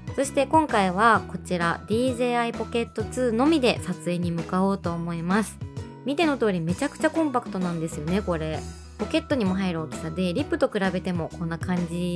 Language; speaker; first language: Japanese; native; Japanese